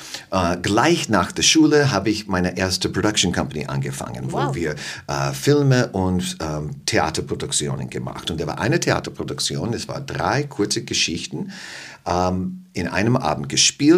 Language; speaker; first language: German; non-native, fluent; English